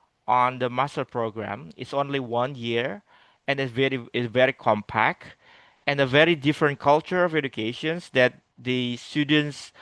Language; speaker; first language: English; non-native, fluent; Indonesian